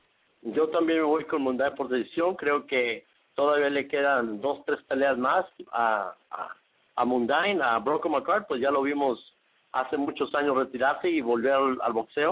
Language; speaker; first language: Spanish; native; Spanish